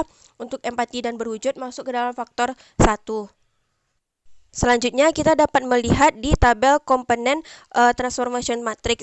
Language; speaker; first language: Indonesian; native; Indonesian